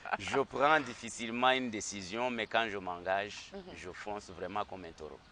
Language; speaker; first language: French; non-native, local second language; Rundi